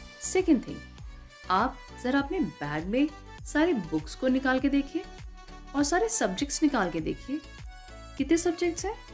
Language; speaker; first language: Hindi; native; Hindi